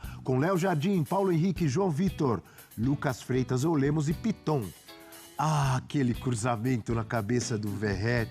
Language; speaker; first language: Portuguese; native; Portuguese